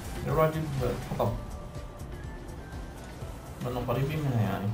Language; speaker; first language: Arabic; native; Arabic